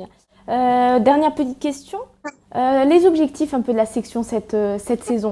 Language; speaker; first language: French; native; French